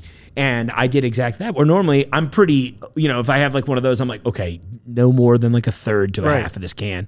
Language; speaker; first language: English; native; English